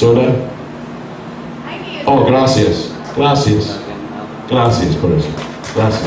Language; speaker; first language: Spanish; non-native, learner; English